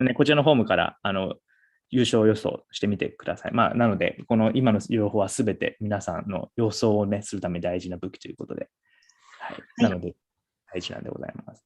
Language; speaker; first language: Japanese; native; Japanese